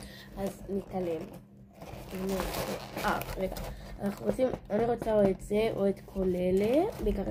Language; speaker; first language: Hebrew; native; Hebrew